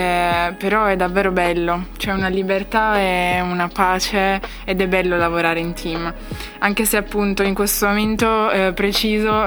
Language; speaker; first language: Italian; native; Italian